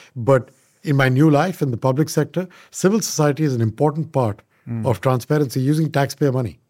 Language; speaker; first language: English; non-native, local second language; Punjabi